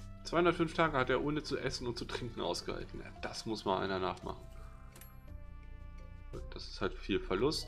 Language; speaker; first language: German; native; German